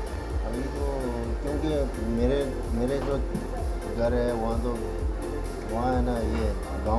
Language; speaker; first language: Hindi; non-native, learner; Tibetan